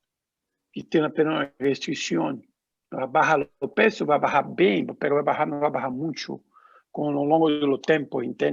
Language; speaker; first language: Spanish; non-native, learner; Portuguese